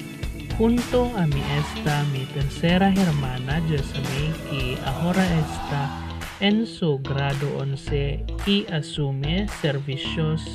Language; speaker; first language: Spanish; non-native, learner; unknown